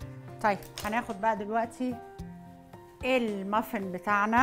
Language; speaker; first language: Arabic; native; Arabic